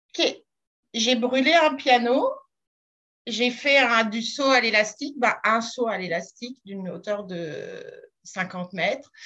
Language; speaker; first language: French; native; French